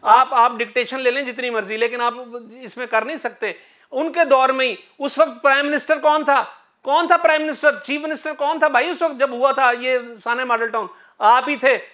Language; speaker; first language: Urdu; non-native, local second language; Punjabi